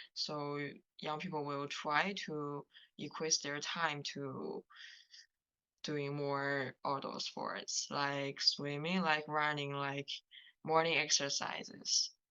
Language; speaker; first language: English; non-native, learner; Chinese